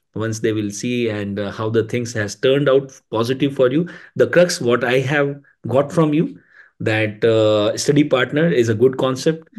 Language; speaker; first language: English; non-native, local second language; Hindi